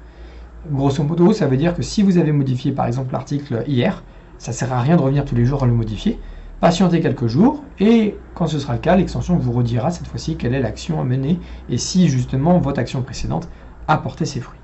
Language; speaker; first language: French; native; French